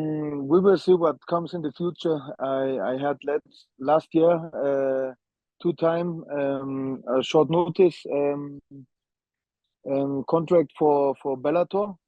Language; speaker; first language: English; non-native, learner; German